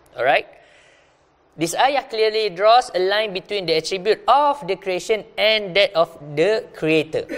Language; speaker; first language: English; non-native, local second language; Malay